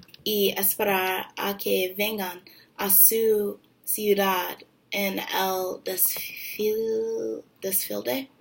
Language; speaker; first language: Spanish; non-native, learner; English